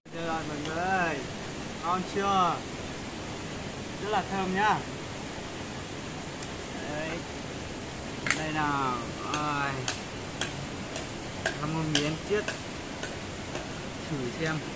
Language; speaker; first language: Vietnamese; non-native, local second language; Hmong